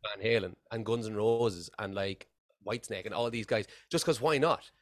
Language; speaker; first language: English; native; English